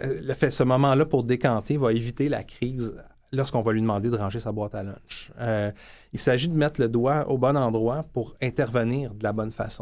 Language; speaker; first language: French; native; French